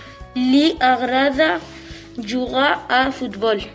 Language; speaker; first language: Catalan; non-native, learner; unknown